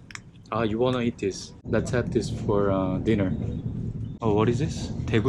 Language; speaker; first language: English; non-native, fluent; Korean